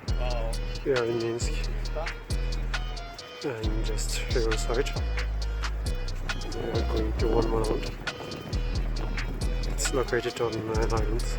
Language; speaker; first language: English; non-native, fluent; Turkish